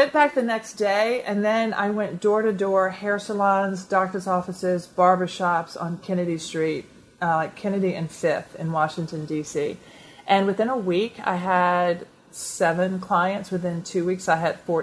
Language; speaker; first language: English; native; English